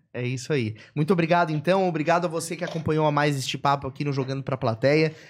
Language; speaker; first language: Portuguese; native; Portuguese